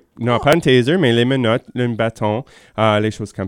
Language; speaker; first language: French; non-native, fluent; English